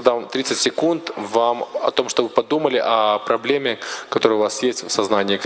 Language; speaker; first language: Russian; native; Russian